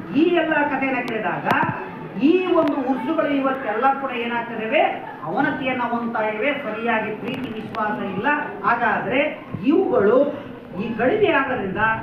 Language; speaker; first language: Kannada; native; Kannada